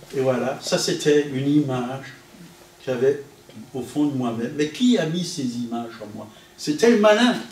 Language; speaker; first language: French; non-native, fluent; Italian